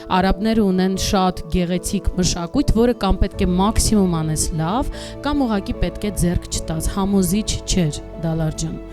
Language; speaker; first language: Armenian; native; Armenian